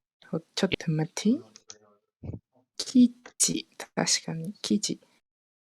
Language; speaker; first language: Japanese; non-native, fluent; Malay